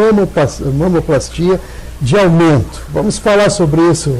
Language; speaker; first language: Portuguese; native; Portuguese